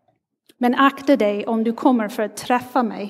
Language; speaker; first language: Swedish; non-native, fluent; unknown